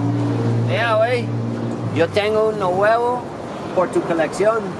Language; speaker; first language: Spanish; non-native, learner; English